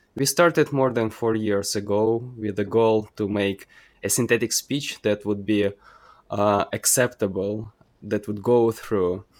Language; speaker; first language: English; non-native, fluent; Ukrainian